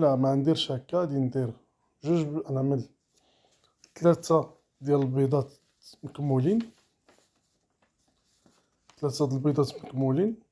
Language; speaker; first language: Arabic; native; Arabic